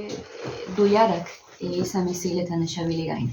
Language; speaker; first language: Turkish; non-native, learner; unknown